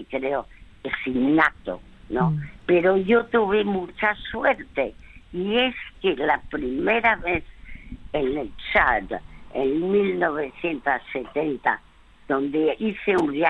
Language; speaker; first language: Spanish; early bilingual, other home language; French